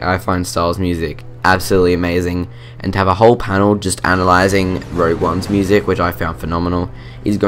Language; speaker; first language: English; native; English